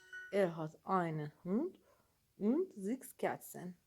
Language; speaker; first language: German; non-native, learner; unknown